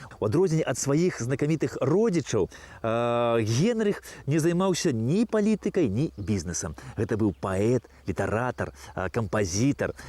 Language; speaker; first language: Belarusian; native; Belarusian